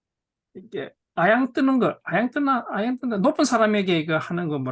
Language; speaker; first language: Korean; native; Korean